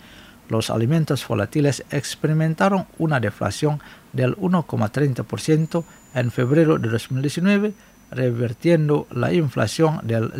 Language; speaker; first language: Spanish; non-native, fluent; Indonesian